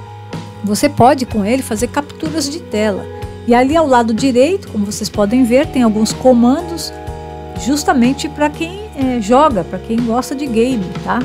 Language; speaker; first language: Portuguese; native; Portuguese